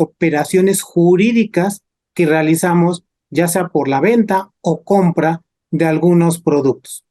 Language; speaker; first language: Spanish; native; Spanish